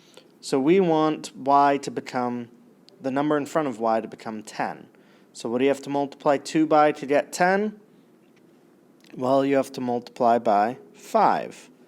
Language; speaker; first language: English; native; English